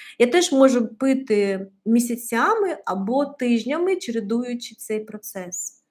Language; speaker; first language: Ukrainian; native; Ukrainian